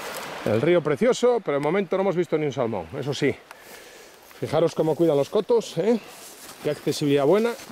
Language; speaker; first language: Spanish; native; Spanish